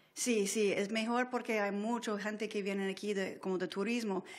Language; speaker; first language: Spanish; non-native, fluent; English